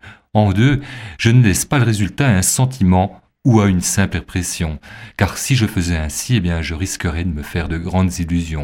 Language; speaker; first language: French; native; French